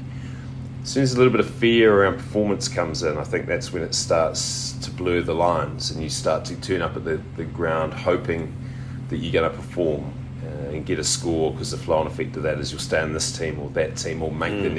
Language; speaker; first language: English; native; English